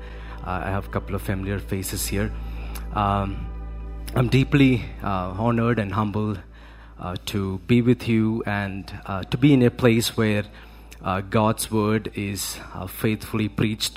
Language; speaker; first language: English; non-native, local second language; Malayalam